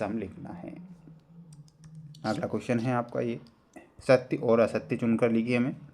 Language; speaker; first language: Hindi; native; Hindi